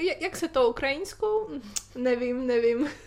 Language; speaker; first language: Czech; non-native, learner; Ukrainian